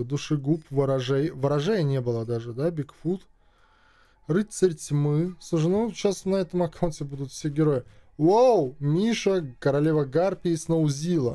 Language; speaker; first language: Russian; native; Russian